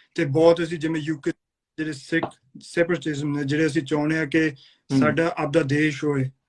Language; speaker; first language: Punjabi; early bilingual, heritage; Punjabi